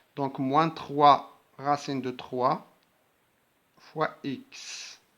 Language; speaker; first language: French; non-native, local second language; Arabic